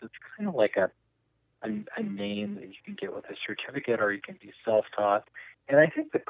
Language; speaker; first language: English; native; English